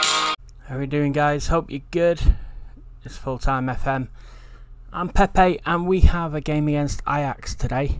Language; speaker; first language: English; native; English